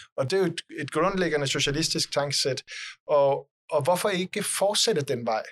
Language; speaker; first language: Danish; native; Danish